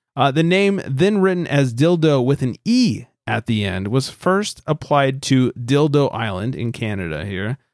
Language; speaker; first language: English; native; English